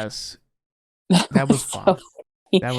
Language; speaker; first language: English; native; English